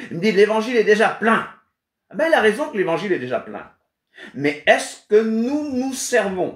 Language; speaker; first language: French; non-native, fluent; Kabuverdianu